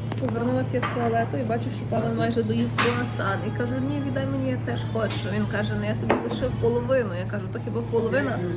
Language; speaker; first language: Ukrainian; native; Ukrainian